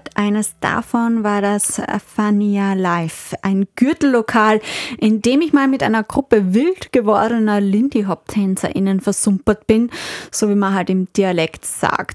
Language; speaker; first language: German; native; German